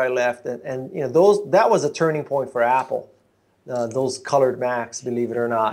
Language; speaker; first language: English; native; English